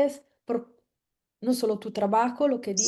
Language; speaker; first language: Spanish; non-native, fluent; Italian